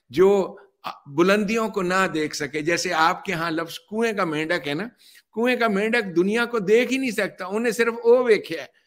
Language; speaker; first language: Urdu; native; Urdu